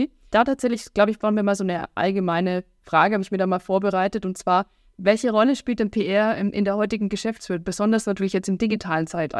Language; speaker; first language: German; native; German